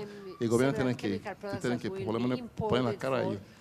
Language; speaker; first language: Spanish; non-native, fluent; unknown